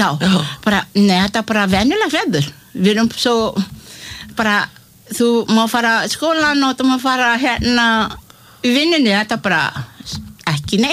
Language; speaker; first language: Icelandic; non-native, learner; Malay